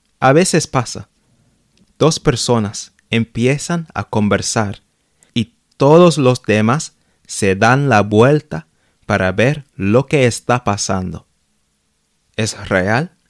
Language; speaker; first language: Spanish; non-native, fluent; English